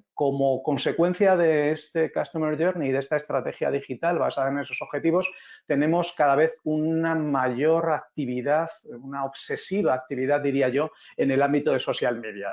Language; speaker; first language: Spanish; native; Spanish